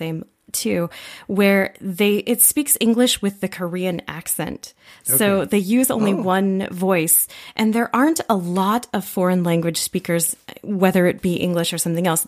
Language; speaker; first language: English; native; English